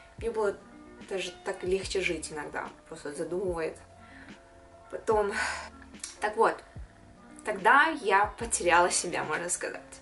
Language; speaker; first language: Russian; non-native, local second language; Kyrgyz